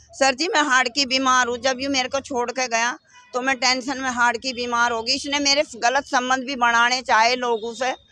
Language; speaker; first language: Hindi; native; Hindi